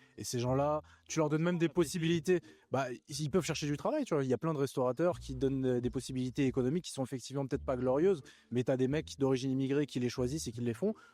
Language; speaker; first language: French; native; French